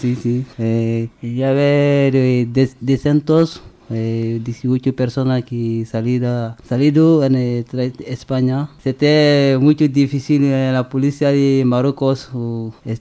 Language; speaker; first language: Spanish; non-native, learner; French